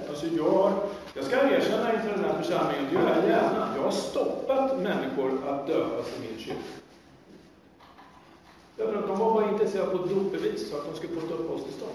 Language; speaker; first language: Swedish; native; Swedish